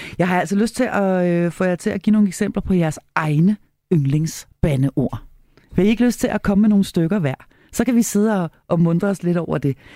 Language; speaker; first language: Danish; native; Danish